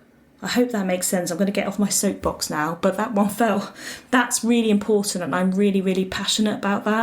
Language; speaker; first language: English; native; English